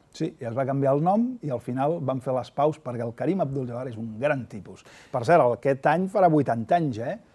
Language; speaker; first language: Catalan; native; Catalan